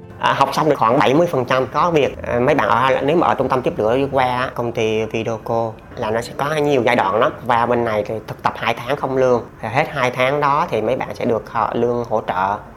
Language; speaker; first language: Vietnamese; native; Vietnamese